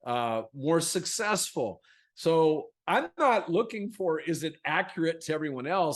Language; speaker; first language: English; native; English